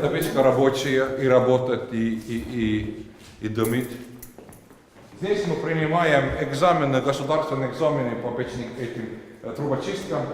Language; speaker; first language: Russian; non-native, fluent; Estonian